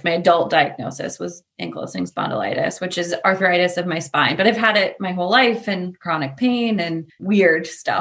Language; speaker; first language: English; native; English